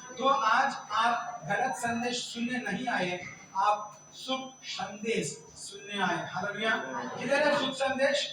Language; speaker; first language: Hindi; non-native, local second language; Telugu